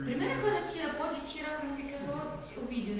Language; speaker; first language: Portuguese; non-native, learner; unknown